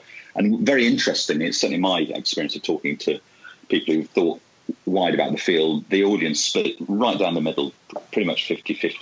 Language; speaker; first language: English; native; English